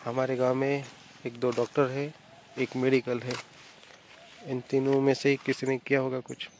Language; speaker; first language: Hindi; non-native, local second language; Marathi